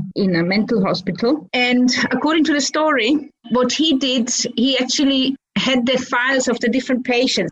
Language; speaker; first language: English; early bilingual, other home language; Croatian